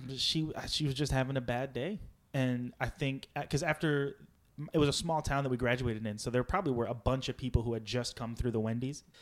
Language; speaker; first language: English; native; English